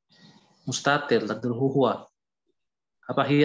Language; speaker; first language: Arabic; non-native, learner; Indonesian